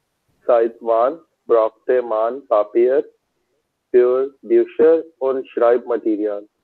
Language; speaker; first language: German; non-native, learner; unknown